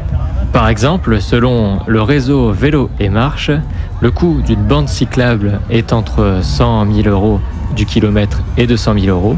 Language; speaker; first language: French; native; French